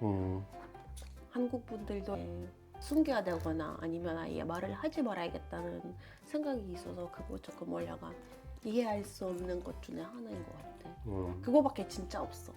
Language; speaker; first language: Korean; non-native, fluent; Ukrainian